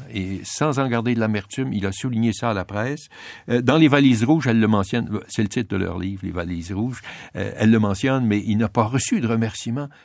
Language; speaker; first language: French; native; French